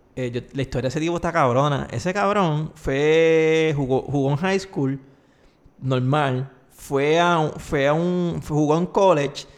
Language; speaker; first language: Spanish; native; Spanish